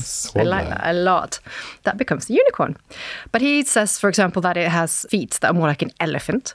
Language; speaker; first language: English; non-native, fluent; Norwegian